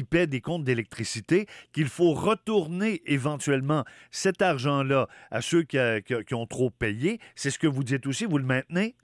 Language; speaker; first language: French; native; French